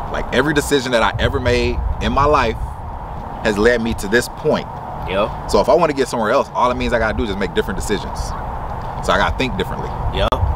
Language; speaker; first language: English; native; English